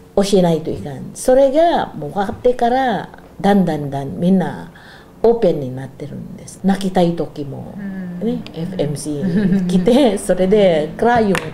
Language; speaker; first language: Japanese; non-native, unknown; Filipino